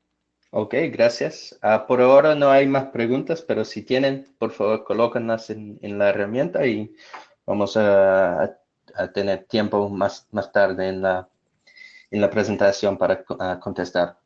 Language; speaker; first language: Spanish; non-native, fluent; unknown